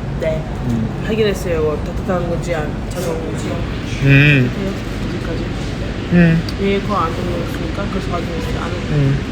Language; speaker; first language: Korean; non-native, learner; Uzbek